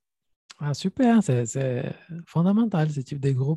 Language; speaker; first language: French; non-native, fluent; Portuguese